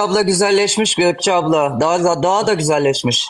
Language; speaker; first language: Turkish; native; Turkish